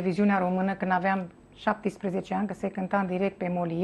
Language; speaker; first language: Romanian; native; Romanian